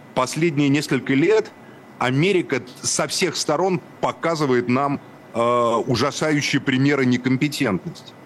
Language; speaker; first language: Russian; native; Russian